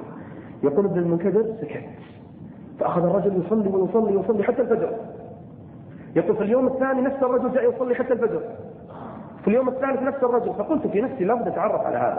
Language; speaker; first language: Arabic; native; Arabic